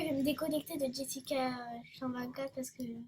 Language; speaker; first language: French; native; French